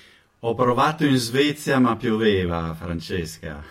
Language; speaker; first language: Italian; native; Italian